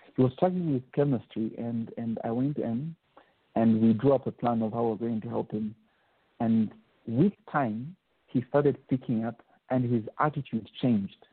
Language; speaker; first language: English; non-native, local second language; Bemba